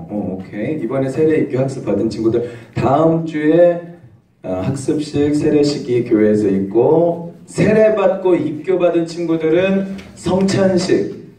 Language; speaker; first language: Korean; native; Korean